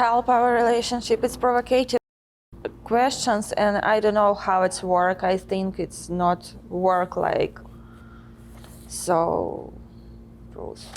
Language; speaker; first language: English; non-native, learner; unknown